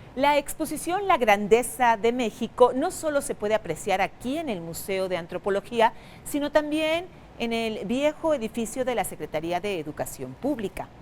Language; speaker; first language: Spanish; native; Spanish